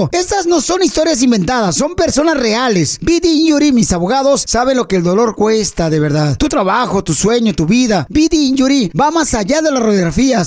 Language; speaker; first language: Spanish; native; Spanish